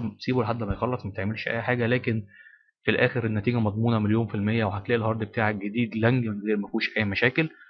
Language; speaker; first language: Arabic; native; Arabic